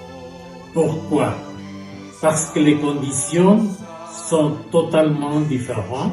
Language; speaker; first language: French; non-native, fluent; Spanish